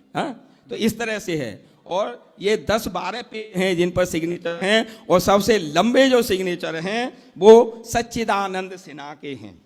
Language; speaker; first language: Hindi; native; Hindi